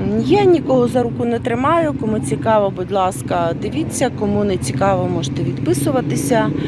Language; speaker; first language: Ukrainian; non-native, local second language; Russian